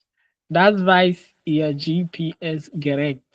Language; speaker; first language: German; non-native, learner; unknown